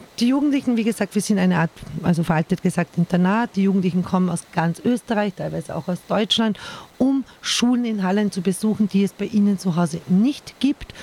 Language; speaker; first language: German; early bilingual, other home language; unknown